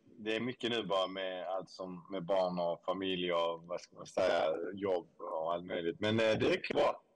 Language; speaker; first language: Swedish; early bilingual, other home language; Spanish